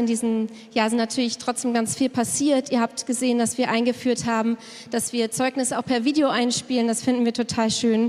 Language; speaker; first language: German; native; German